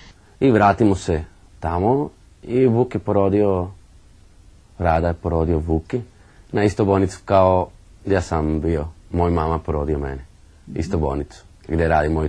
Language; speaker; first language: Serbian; non-native, learner; Spanish